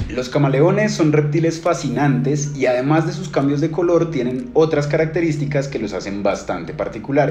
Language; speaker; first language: Spanish; native; Spanish